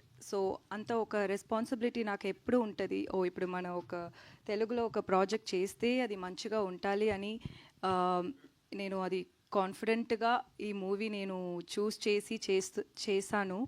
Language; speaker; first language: Telugu; non-native, learner; Tamil